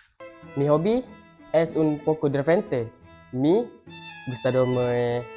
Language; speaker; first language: Spanish; non-native, learner; Malay